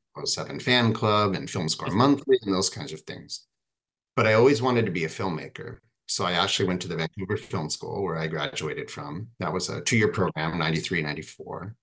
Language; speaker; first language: English; native; English